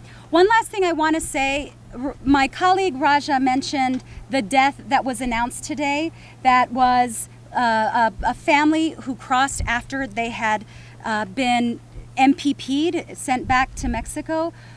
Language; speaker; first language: English; early bilingual, other home language; Spanish